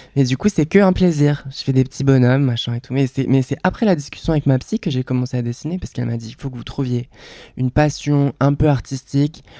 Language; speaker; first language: French; native; French